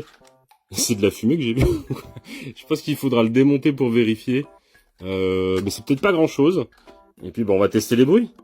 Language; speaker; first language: French; native; French